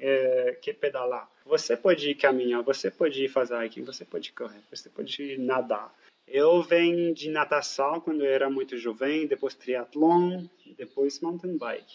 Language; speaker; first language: Portuguese; non-native, fluent; French